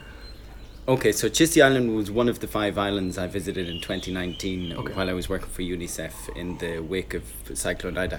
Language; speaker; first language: English; native; English